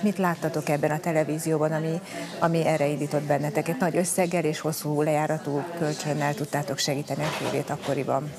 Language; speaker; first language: Hungarian; native; Hungarian